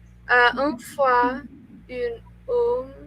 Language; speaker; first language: French; non-native, learner; English